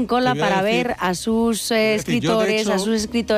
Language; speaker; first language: Spanish; native; Spanish